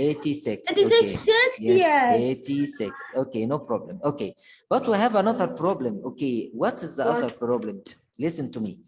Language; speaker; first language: English; non-native, fluent; Arabic